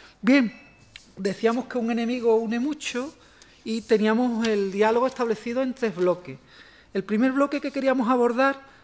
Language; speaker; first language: Spanish; native; Spanish